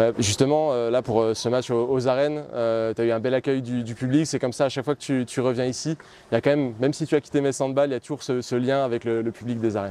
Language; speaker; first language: French; native; French